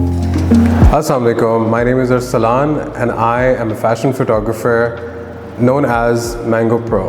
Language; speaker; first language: English; non-native, local second language; Urdu